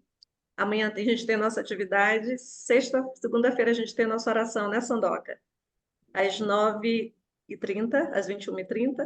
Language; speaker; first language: Portuguese; native; Portuguese